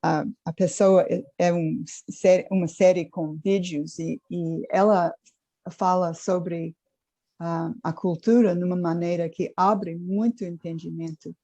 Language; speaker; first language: Portuguese; non-native, fluent; English